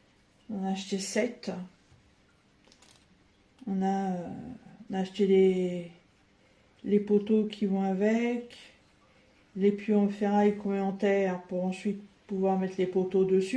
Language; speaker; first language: French; native; French